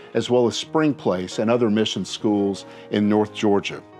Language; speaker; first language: English; native; English